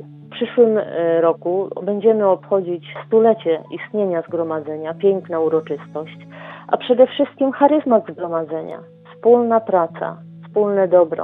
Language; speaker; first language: Polish; native; Polish